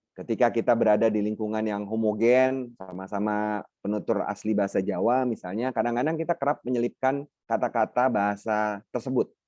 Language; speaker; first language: Indonesian; non-native, local second language; Minangkabau